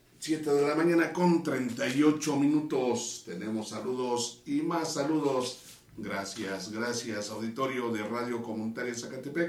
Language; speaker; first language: Spanish; native; Spanish